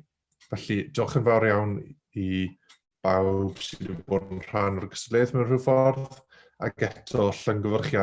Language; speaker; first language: Welsh; native; Welsh